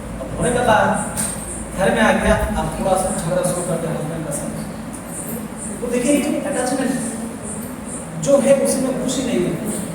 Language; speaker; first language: Hindi; non-native, local second language; Telugu